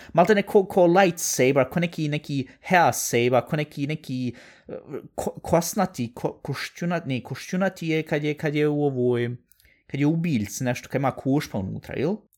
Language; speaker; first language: Bosnian; early bilingual, heritage; Bosnian